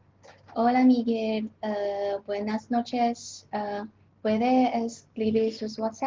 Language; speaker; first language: Spanish; non-native, learner; Chinese